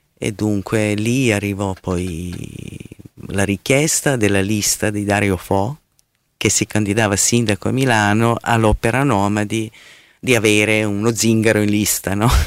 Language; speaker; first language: Italian; non-native, fluent; Serbian